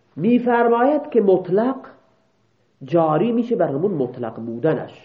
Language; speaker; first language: Persian; non-native, local second language; Baluchi